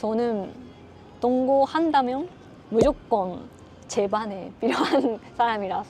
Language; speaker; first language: Korean; non-native, learner; Japanese